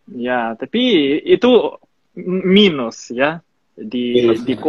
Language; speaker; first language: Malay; non-native, fluent; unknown